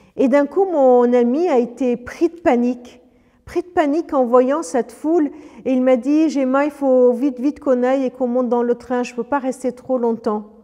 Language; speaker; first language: French; early bilingual, other home language; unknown